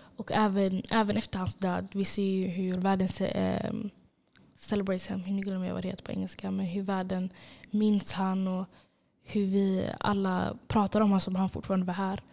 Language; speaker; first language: Swedish; early bilingual, other home language; Somali